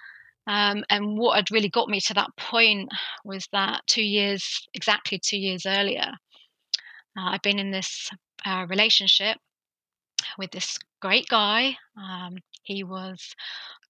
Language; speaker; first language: English; native; English